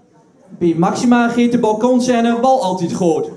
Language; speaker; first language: Dutch; native; Dutch